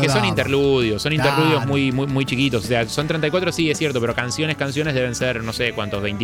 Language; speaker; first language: Spanish; native; Spanish